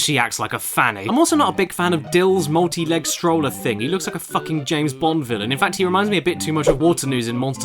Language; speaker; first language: English; native; English